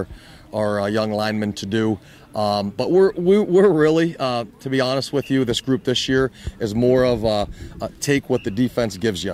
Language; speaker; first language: English; native; English